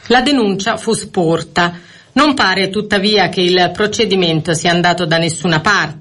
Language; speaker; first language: Italian; native; Italian